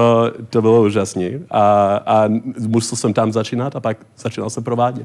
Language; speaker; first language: Czech; non-native, learner; English